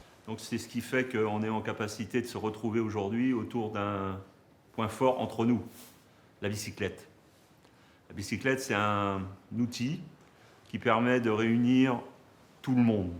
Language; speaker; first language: French; native; French